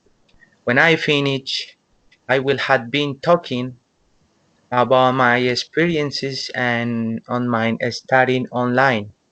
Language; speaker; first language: English; non-native, learner; Spanish